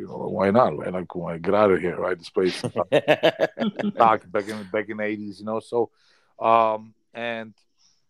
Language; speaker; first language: English; non-native, fluent; Polish